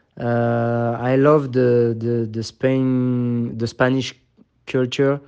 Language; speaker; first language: English; non-native, fluent; French